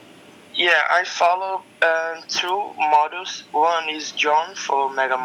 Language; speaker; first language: English; non-native, learner; Portuguese